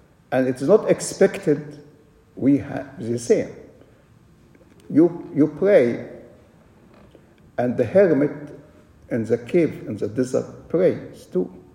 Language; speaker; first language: English; non-native, fluent; Arabic